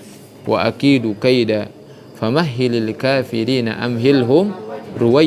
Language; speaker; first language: Arabic; non-native, fluent; Sundanese